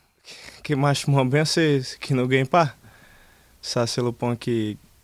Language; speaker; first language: French; non-native, learner; Portuguese